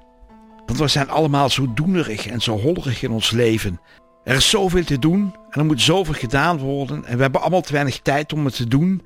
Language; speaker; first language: Dutch; native; Dutch